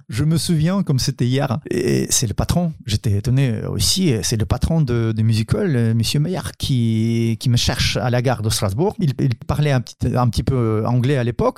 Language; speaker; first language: French; non-native, fluent; Ukrainian